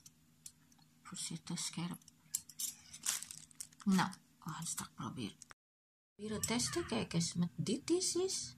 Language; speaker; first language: Dutch; non-native, learner; Indonesian